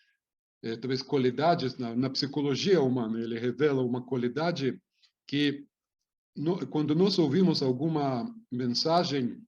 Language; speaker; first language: Portuguese; non-native, fluent; Hebrew